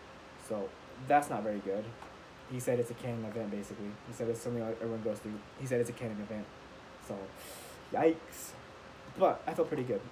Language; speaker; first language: English; native; English